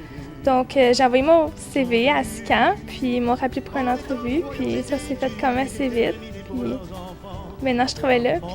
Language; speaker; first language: French; native; French